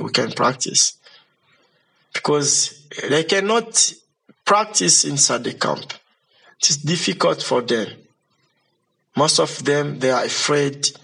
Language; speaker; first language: English; non-native, learner; Lingala